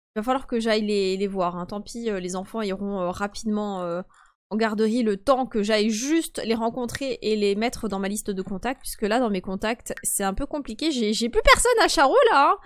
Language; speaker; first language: French; early bilingual, other home language; Polish